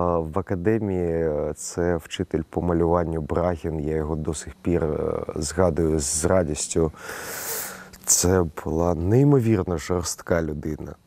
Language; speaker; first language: Ukrainian; non-native, local second language; Russian